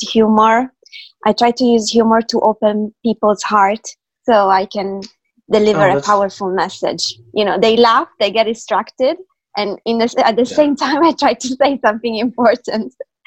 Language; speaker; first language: English; native; English